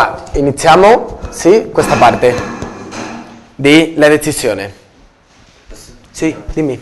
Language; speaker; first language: Italian; non-native, learner; Spanish